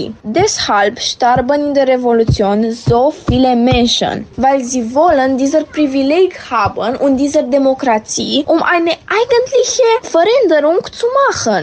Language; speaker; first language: German; non-native, local second language; Romanian